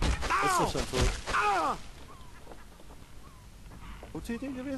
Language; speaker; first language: German; native; German